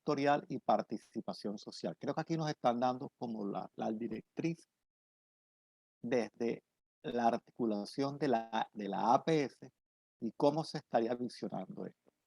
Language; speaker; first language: Spanish; native; Spanish